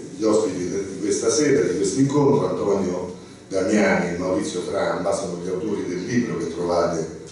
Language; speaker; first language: Italian; native; Italian